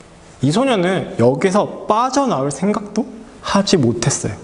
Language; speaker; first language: Korean; native; Korean